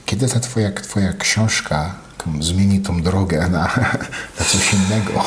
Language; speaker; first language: Polish; early bilingual, heritage; Polish